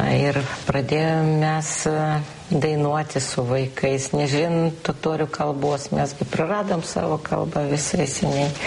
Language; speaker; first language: Lithuanian; non-native, local second language; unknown